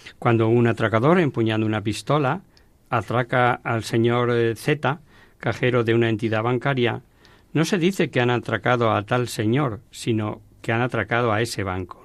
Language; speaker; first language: Spanish; native; Spanish